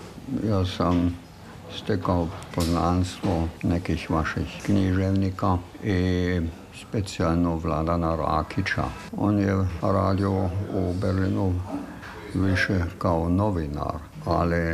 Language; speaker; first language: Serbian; non-native, fluent; German